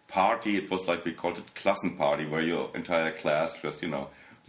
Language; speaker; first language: English; non-native, fluent; German